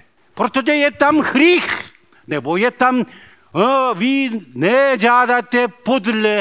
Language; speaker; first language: Czech; non-native, learner; Korean